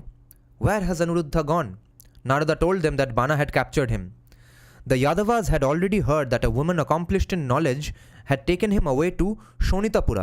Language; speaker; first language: English; non-native, local second language; Bangla